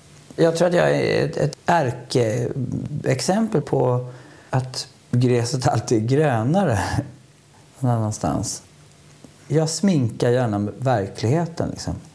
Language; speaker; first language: Swedish; native; Swedish